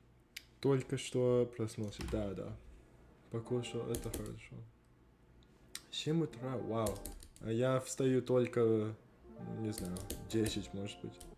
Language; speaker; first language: Russian; non-native, learner; English